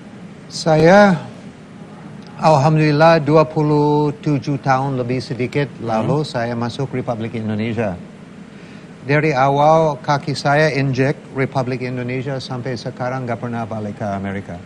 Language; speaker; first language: Indonesian; non-native, learner; English